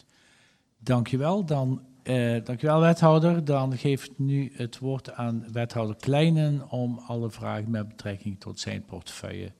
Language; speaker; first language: Dutch; native; Dutch